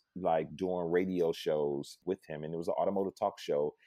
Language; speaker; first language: English; native; English